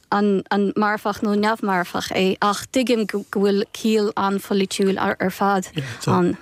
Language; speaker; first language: Irish; non-native, fluent; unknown